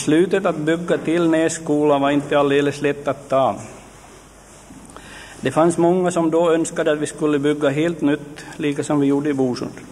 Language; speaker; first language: Swedish; native; Swedish